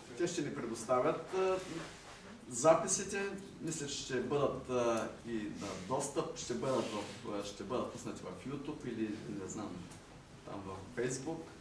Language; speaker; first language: Bulgarian; native; Bulgarian